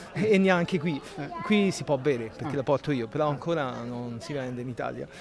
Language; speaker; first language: Italian; early bilingual, heritage; Italian